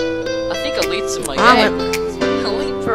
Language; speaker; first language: English; native; English